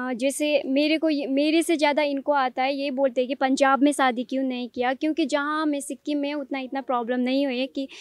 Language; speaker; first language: Hindi; non-native, local second language; Nepali